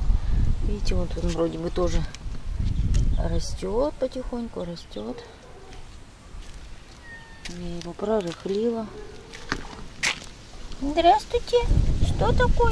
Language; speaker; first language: Russian; native; Russian